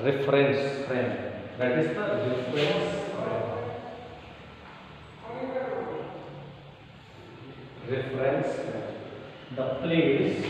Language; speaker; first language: English; non-native, local second language; Hindi